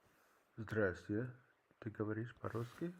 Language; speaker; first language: Russian; non-native, learner; English